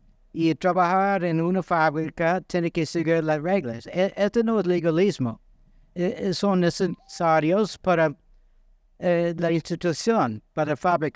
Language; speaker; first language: Spanish; non-native, fluent; English